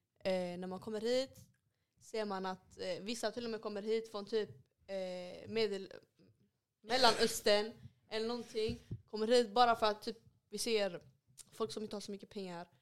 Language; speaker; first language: Swedish; early bilingual, other home language; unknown